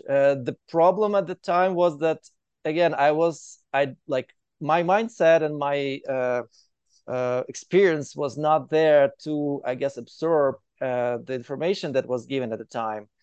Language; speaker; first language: English; non-native, fluent; Ukrainian